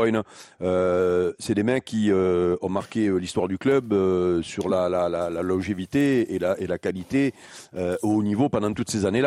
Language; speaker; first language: French; native; French